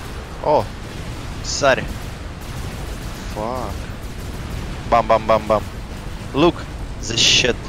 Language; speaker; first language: English; non-native, learner; Russian